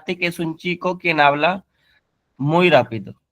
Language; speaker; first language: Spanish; non-native, learner; Hindi